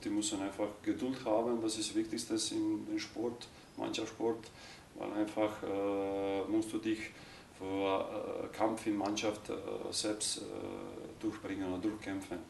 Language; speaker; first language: German; non-native, learner; Croatian